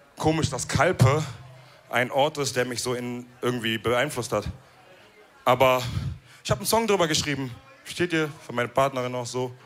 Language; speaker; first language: German; early bilingual, other home language; Wolof